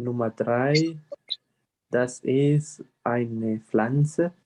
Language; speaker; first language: German; non-native, learner; Spanish